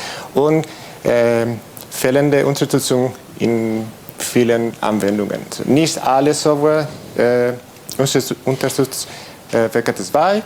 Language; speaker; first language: German; non-native, fluent; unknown